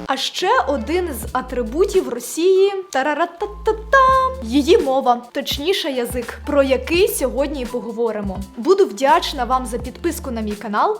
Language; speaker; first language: Ukrainian; non-native, local second language; Russian